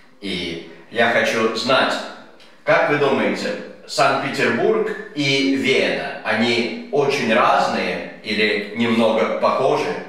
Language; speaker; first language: Russian; native; Russian